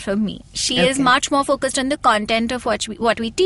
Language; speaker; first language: English; non-native, local second language; Hindi